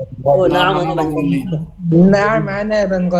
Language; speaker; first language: Arabic; non-native, learner; Bangla